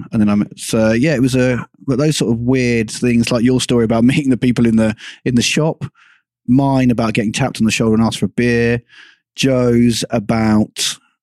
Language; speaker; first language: English; native; English